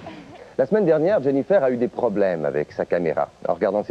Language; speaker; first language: French; native; French